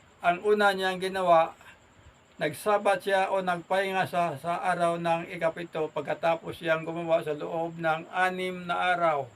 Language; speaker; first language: Filipino; non-native, local second language; Hiligaynon